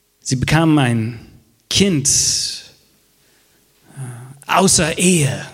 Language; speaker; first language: German; non-native, fluent; English